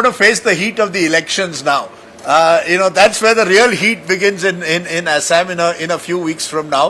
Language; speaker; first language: English; native; English